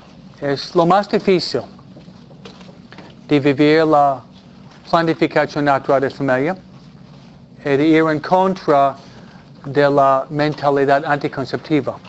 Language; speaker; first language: Spanish; non-native, fluent; English